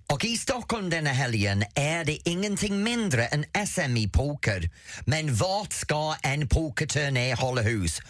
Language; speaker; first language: Swedish; non-native, fluent; English